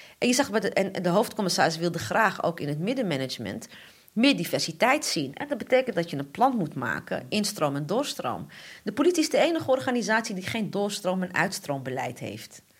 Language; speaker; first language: Dutch; early bilingual, other home language; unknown